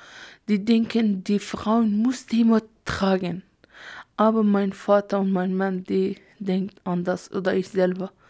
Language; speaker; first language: German; non-native, learner; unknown